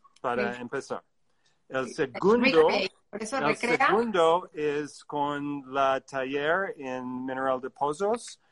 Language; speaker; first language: Spanish; non-native, learner; English